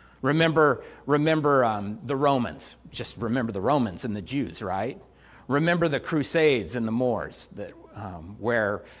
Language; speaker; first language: English; native; English